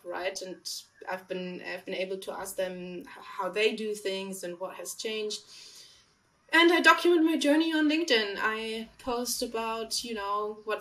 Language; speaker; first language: English; non-native, fluent; German